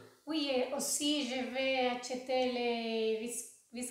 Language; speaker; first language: French; non-native, learner; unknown